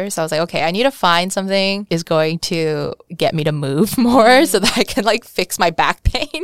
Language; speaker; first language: English; early bilingual, other home language; Vietnamese